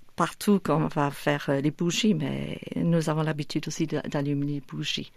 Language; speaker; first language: French; non-native, fluent; English